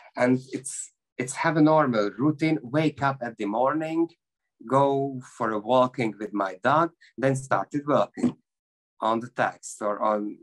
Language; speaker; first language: English; non-native, fluent; Hungarian